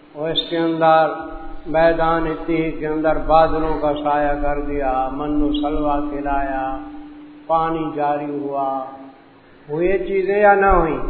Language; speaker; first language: Urdu; non-native, local second language; Punjabi